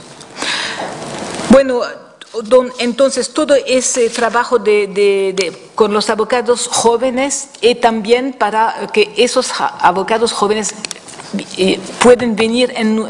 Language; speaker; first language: Spanish; non-native, fluent; French